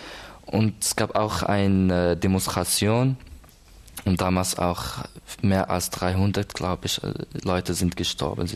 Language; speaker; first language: German; non-native, learner; Arabic